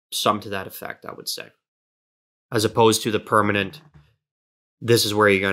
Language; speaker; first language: English; native; English